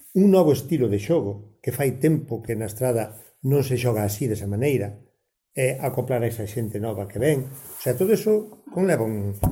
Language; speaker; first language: Galician; native; Galician